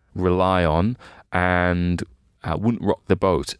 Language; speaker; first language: English; native; English